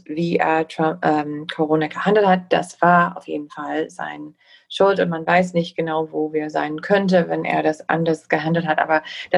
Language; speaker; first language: German; non-native, fluent; English